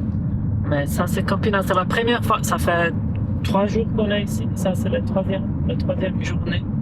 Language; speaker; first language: French; non-native, fluent; Portuguese